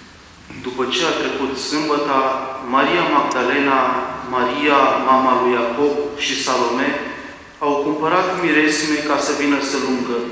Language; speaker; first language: Romanian; native; Romanian